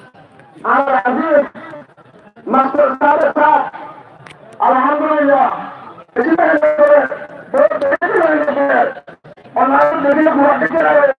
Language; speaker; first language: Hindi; non-native, learner; Rohingya